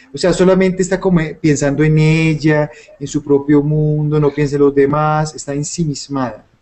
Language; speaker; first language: Spanish; native; Spanish